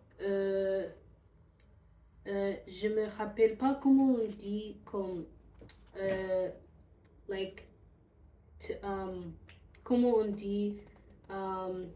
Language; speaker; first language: French; non-native, learner; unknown